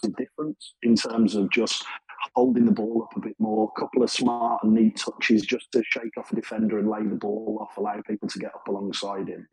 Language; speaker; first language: English; native; English